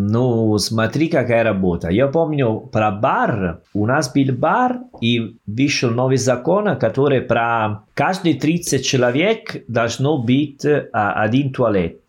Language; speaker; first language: Russian; non-native, fluent; Italian